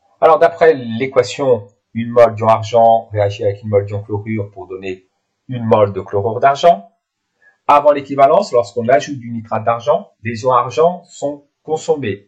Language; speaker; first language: French; native; French